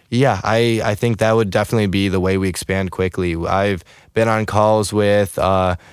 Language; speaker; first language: English; native; English